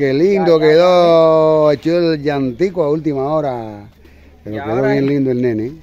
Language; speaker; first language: Spanish; native; Spanish